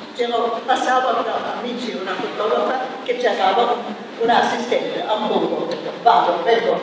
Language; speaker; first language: Italian; non-native, fluent; German